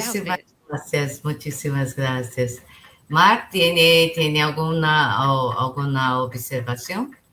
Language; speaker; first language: Spanish; non-native, local second language; Portuguese